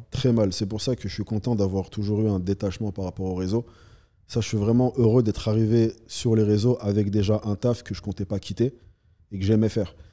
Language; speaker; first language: French; native; French